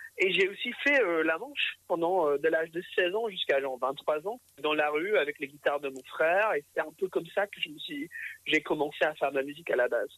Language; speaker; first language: French; early bilingual, other home language; English